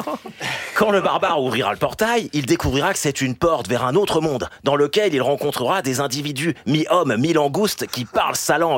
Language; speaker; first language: French; native; French